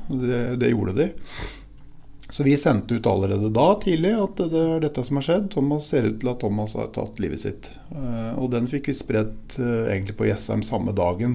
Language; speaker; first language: Norwegian; native; Norwegian